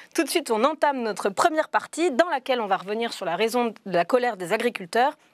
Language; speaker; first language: French; native; French